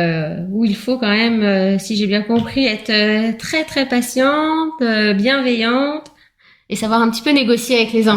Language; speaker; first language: French; native; French